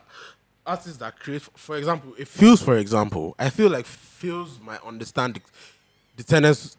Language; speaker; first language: English; non-native, local second language; Yoruba